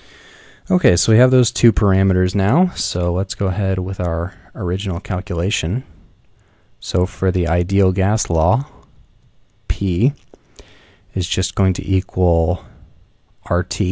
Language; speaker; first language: English; native; English